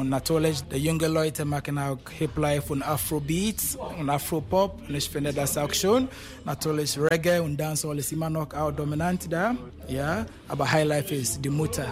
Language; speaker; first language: German; non-native, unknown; Akan